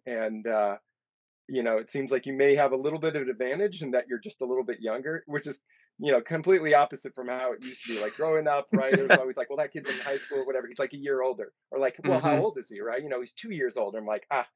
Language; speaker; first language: English; native; English